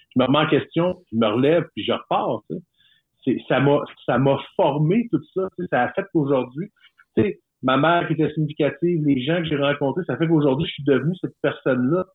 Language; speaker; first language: French; native; French